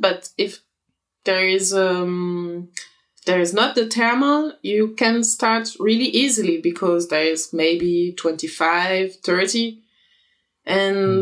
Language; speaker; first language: English; non-native, fluent; French